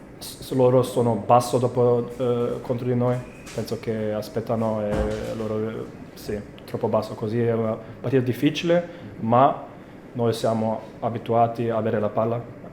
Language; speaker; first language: Italian; non-native, fluent; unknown